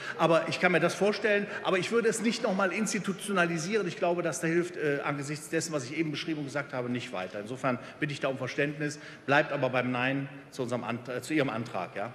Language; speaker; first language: German; native; German